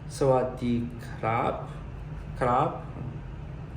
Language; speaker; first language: Thai; non-native, learner; English